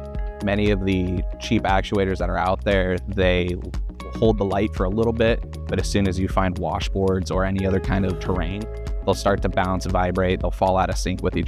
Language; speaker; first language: English; native; English